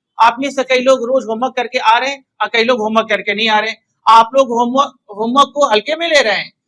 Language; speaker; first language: Hindi; native; Hindi